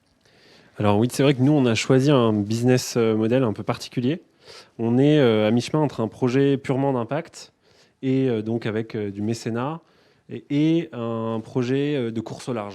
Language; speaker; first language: French; native; French